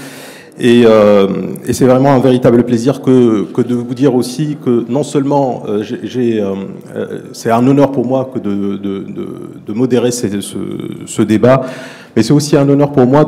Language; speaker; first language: French; non-native, local second language; Arabic